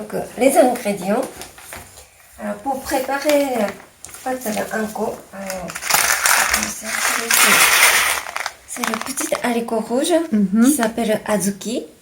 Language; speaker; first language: French; non-native, fluent; Japanese